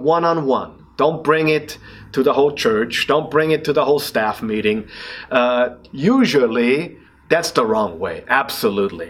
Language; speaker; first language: English; non-native, fluent; German